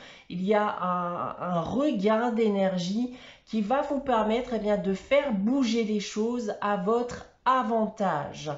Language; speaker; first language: French; native; French